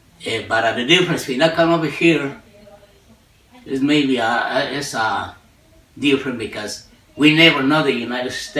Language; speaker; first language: English; non-native, learner; Spanish